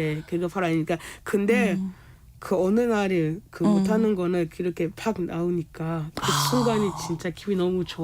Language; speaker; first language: Korean; non-native, fluent; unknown